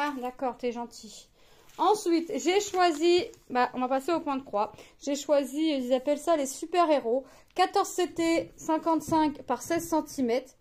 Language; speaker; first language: French; native; French